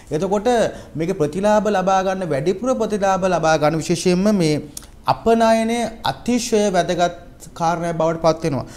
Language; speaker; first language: Sinhala; native; Sinhala